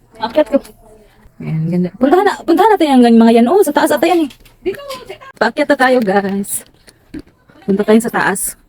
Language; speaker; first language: Filipino; native; Filipino